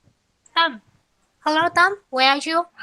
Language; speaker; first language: English; non-native, learner; Vietnamese